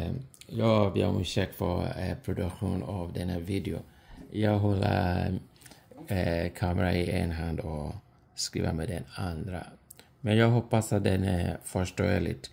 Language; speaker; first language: Swedish; non-native, fluent; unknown